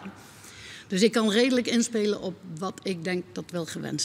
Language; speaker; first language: Dutch; native; Dutch